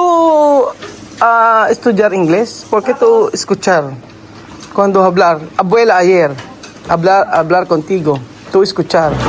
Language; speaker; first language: Spanish; non-native, learner; Filipino